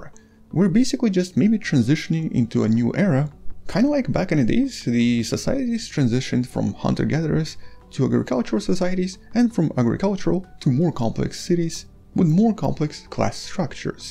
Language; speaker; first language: English; non-native, fluent; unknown